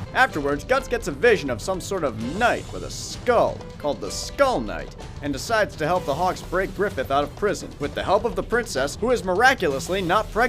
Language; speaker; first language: English; native; English